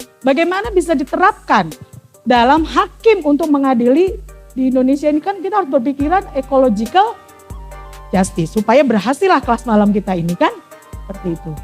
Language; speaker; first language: Indonesian; native; Indonesian